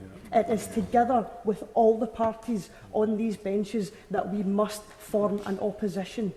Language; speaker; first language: English; native; English